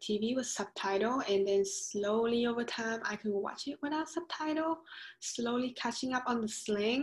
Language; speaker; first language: English; non-native, fluent; Vietnamese